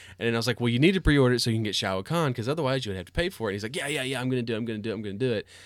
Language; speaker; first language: English; native; English